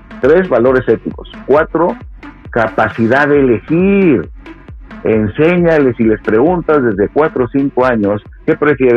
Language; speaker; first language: Spanish; native; Spanish